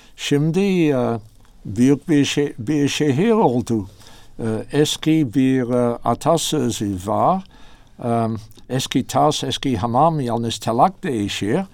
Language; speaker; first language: Turkish; non-native, learner; English